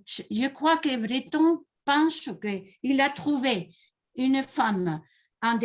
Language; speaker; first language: French; non-native, learner; Spanish